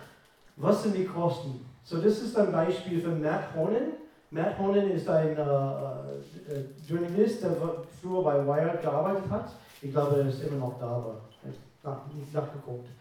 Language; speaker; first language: German; non-native, fluent; English